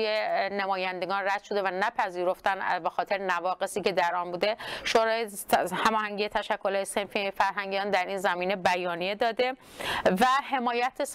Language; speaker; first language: Persian; non-native, local second language; Kurdish